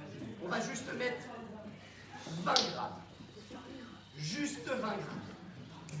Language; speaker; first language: French; native; French